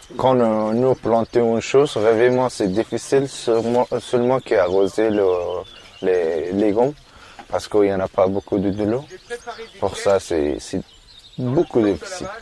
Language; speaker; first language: French; non-native, learner; Persian